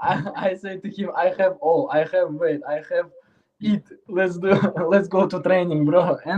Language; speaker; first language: English; non-native, learner; Uzbek